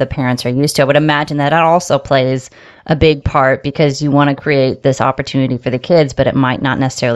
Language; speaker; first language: English; native; English